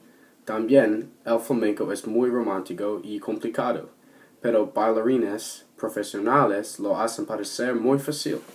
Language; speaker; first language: Spanish; non-native, learner; English